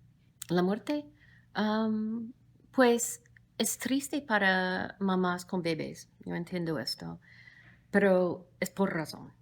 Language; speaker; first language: Spanish; non-native, fluent; English